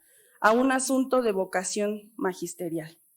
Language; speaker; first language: Spanish; native; Spanish